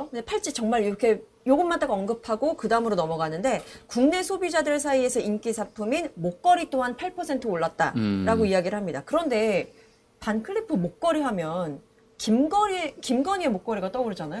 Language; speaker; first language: Korean; native; Korean